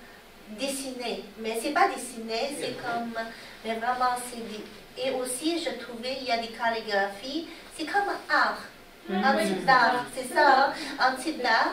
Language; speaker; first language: French; non-native, learner; Chinese